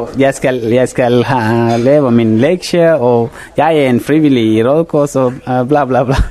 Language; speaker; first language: Danish; non-native, fluent; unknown